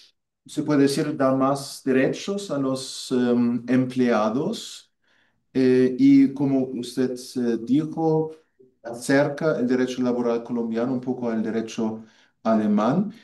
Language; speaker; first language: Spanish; non-native, fluent; German